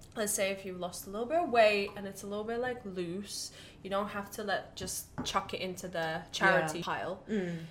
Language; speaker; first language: English; non-native, fluent; Latvian